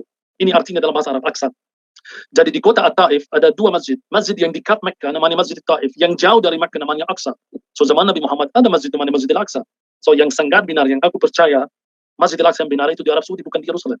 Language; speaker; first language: Indonesian; non-native, fluent; Arabic